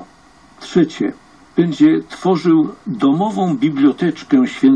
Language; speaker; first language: Polish; native; Polish